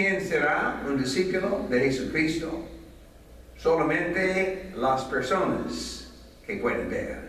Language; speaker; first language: Spanish; non-native, fluent; English